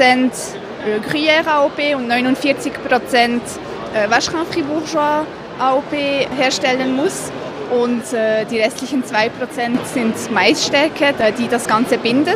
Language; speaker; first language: German; native; German